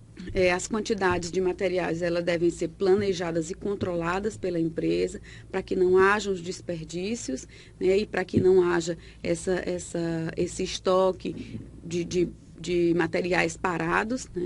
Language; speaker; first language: Portuguese; native; Portuguese